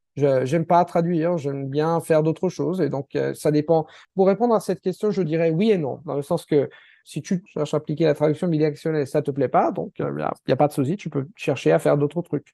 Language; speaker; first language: French; non-native, fluent; Italian